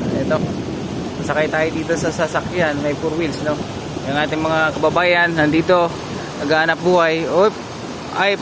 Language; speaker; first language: Filipino; non-native, local second language; Hiligaynon